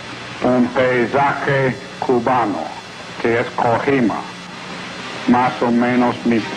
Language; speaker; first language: Spanish; non-native, learner; English